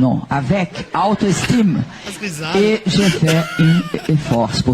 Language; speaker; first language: French; non-native, learner; Portuguese